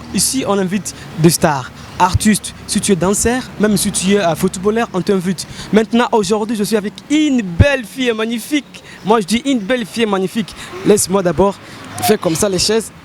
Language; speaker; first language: French; non-native, local second language; Rundi